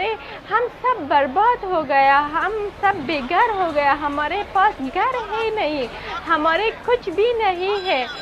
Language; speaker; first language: Hindi; non-native, fluent; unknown